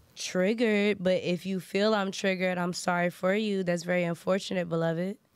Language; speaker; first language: English; native; English